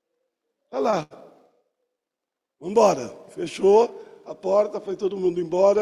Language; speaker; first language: Portuguese; native; Portuguese